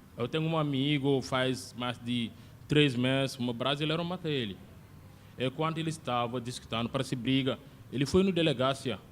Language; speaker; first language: Portuguese; non-native, learner; Wolof